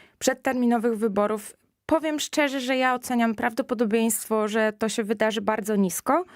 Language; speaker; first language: Polish; native; Polish